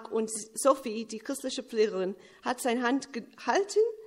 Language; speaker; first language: German; early bilingual, heritage; English